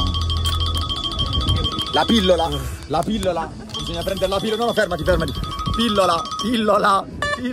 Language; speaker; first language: Italian; native; Italian